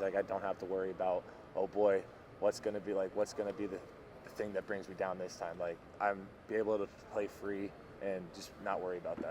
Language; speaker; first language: English; native; English